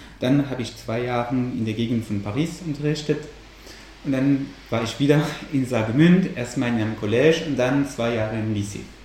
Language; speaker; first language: German; non-native, fluent; French